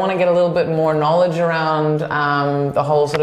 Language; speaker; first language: English; native; English